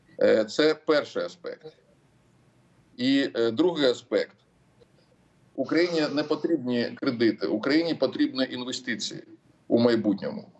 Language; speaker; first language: Ukrainian; non-native, local second language; Russian